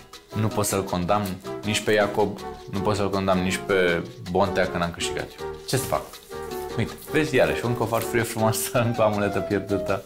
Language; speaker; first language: Romanian; native; Romanian